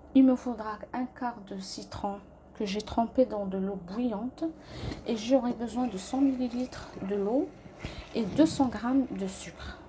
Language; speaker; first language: French; non-native, local second language; Arabic